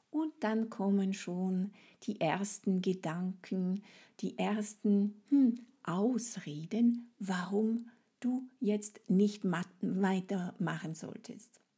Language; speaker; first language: German; non-native, fluent; French